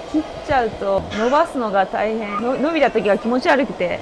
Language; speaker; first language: Japanese; native; Japanese